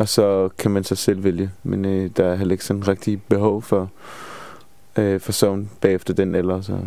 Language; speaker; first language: Danish; non-native, fluent; Hebrew